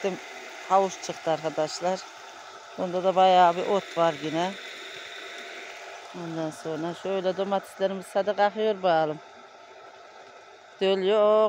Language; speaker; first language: Turkish; native; Turkish